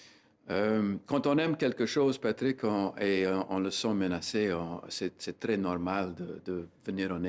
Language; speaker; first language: French; native; French